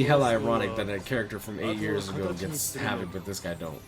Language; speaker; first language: English; native; English